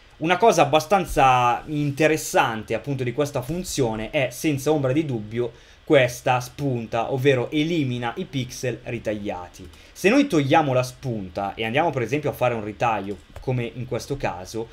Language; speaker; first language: Italian; native; Italian